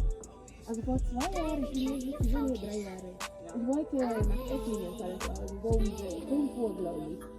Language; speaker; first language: German; non-native, learner; Swahili